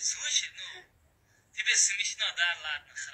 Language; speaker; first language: Russian; non-native, learner; Uzbek